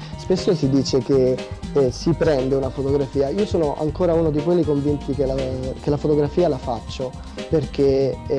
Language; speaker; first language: Italian; native; Italian